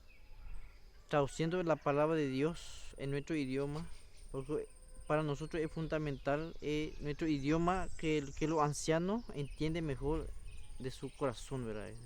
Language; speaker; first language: Spanish; non-native, local second language; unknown